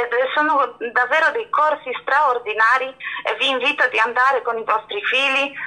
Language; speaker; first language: Italian; non-native, fluent; Polish